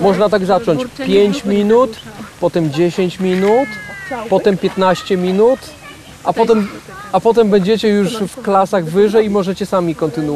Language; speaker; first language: Polish; native; Polish